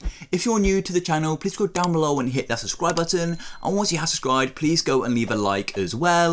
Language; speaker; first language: English; native; English